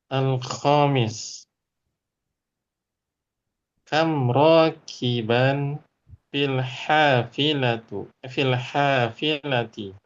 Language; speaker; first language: Arabic; non-native, learner; Indonesian